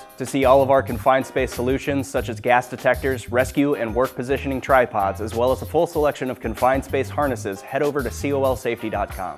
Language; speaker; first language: English; native; English